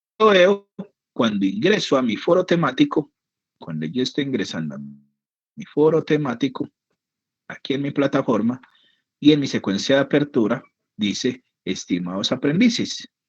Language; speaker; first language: Spanish; native; Spanish